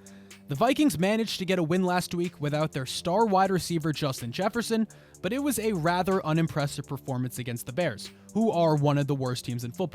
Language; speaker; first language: English; native; English